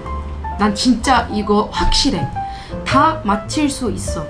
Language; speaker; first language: Korean; non-native, fluent; Arabic